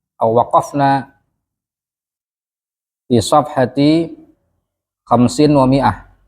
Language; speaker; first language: Arabic; non-native, fluent; Indonesian